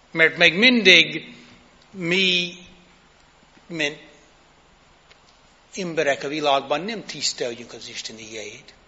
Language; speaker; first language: Hungarian; non-native, fluent; English